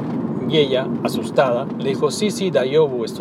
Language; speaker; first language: Spanish; native; Spanish